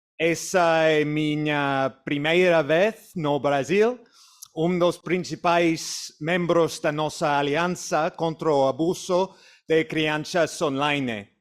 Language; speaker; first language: Portuguese; non-native, learner; English